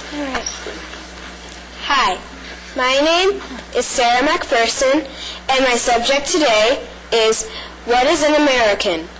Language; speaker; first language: English; early bilingual, other home language; Spanish